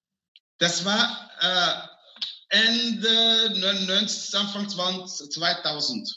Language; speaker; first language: German; non-native, fluent; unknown